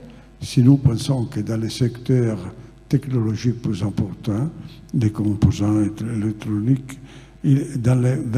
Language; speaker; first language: French; non-native, fluent; Italian